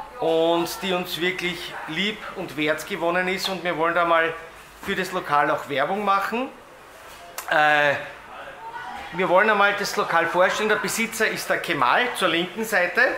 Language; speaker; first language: German; native; German